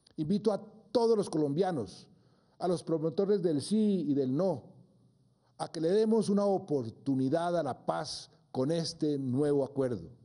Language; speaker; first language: Spanish; native; Spanish